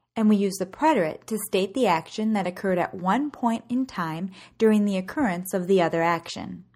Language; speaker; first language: English; native; English